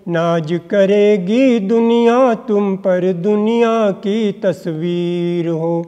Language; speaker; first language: Hindi; native; Hindi